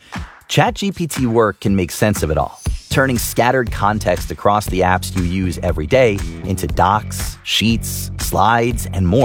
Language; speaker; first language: English; native; English